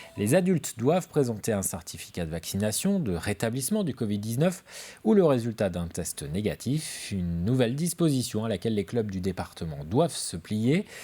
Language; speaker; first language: French; native; French